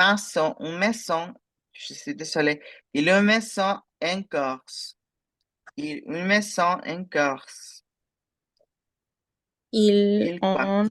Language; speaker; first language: French; non-native, fluent; Spanish